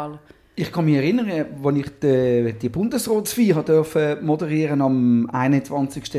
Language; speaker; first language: German; native; German